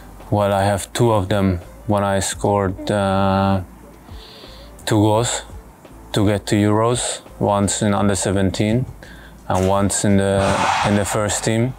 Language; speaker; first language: English; non-native, fluent; Hungarian